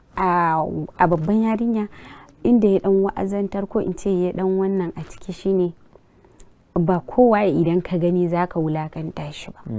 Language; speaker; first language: Hausa; non-native, local second language; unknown